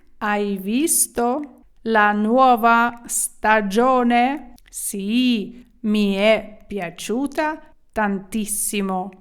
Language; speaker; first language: Italian; non-native, fluent; Ukrainian